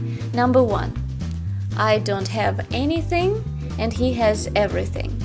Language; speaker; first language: English; non-native, fluent; Russian